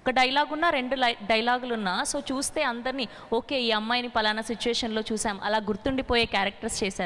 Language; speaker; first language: Telugu; native; Telugu